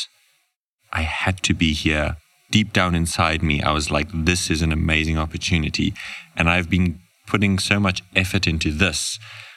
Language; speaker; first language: English; native; English